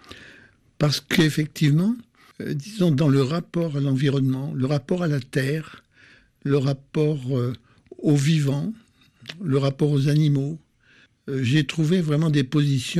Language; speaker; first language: French; native; French